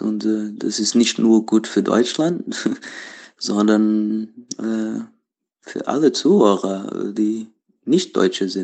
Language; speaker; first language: German; non-native, learner; Portuguese